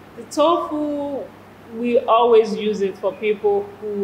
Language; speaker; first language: English; non-native, fluent; French